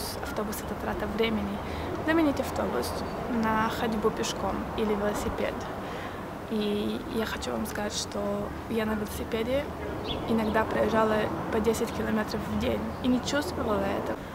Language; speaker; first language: Russian; early bilingual, heritage; Russian